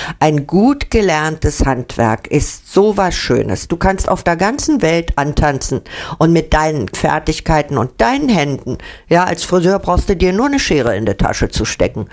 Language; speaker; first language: German; native; German